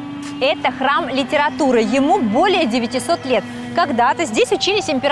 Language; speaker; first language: Russian; native; Russian